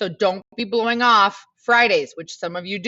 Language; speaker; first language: English; native; English